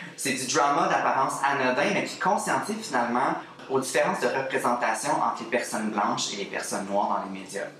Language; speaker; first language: French; native; French